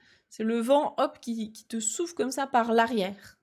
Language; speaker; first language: French; native; French